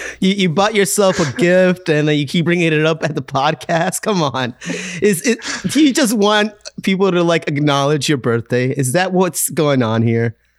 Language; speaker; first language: English; native; English